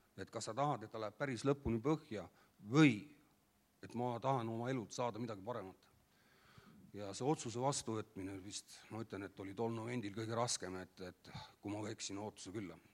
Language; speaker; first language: Estonian; native; Estonian